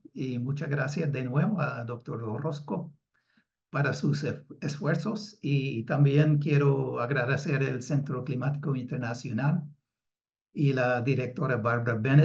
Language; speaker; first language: Spanish; non-native, fluent; English